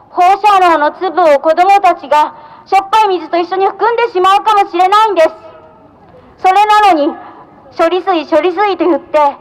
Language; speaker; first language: Japanese; native; Japanese